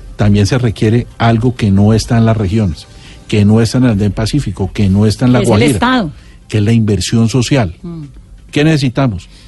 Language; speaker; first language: Spanish; native; Spanish